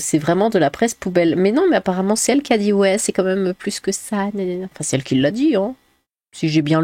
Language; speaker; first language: French; native; French